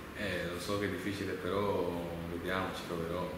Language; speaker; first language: Italian; non-native, learner; Spanish